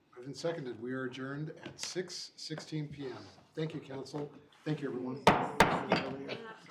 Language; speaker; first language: English; native; English